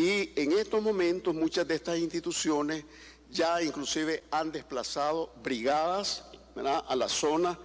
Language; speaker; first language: Spanish; native; Spanish